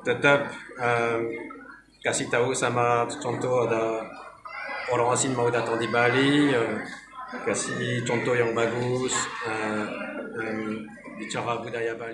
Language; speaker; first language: Indonesian; non-native, learner; French